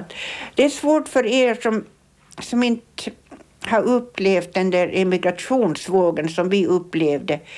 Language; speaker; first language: Swedish; native; Swedish